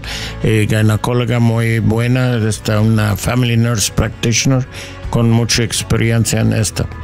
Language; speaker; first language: Spanish; non-native, learner; English